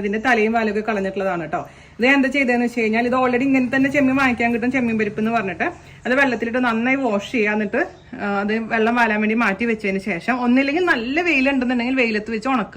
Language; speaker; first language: Malayalam; native; Malayalam